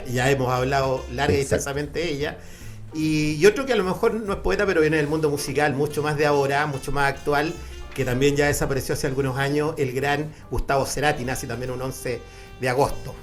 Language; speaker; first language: Spanish; native; Spanish